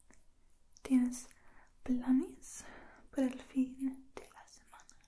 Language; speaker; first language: Spanish; non-native, learner; English